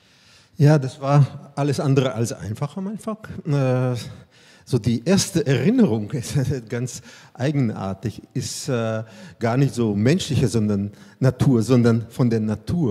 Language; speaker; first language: German; non-native, fluent; Russian